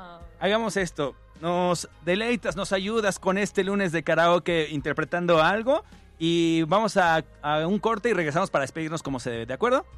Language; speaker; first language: Spanish; native; Spanish